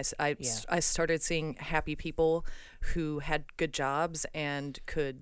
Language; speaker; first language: English; native; English